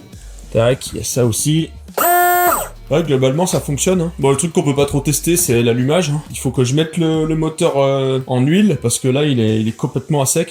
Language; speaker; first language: French; native; French